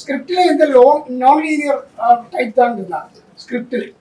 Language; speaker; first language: Tamil; non-native, learner; Malayalam